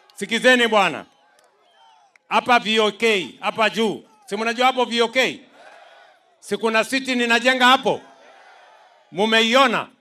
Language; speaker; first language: Swahili; non-native, local second language; Kalenjin